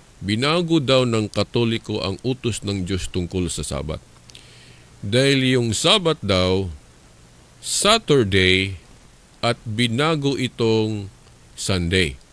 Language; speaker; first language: Filipino; non-native, local second language; Cebuano